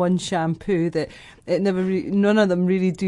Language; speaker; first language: English; native; English